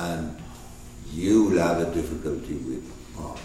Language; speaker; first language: English; non-native, fluent; Persian